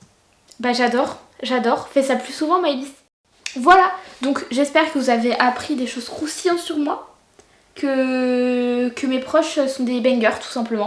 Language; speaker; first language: French; native; French